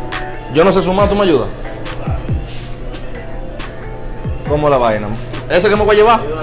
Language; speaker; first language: Spanish; native; Spanish